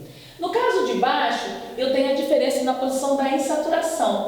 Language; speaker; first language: Portuguese; native; Portuguese